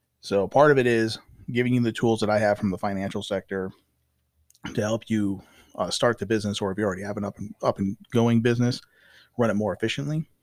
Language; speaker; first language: English; native; English